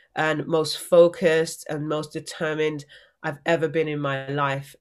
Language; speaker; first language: English; native; English